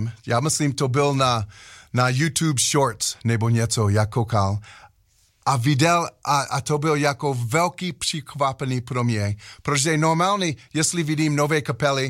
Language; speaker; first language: Czech; non-native, learner; English